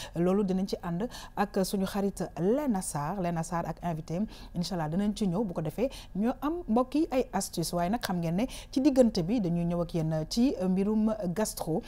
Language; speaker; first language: Wolof; native; Wolof